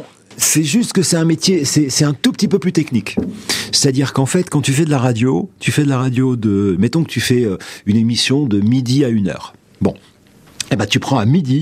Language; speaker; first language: French; native; French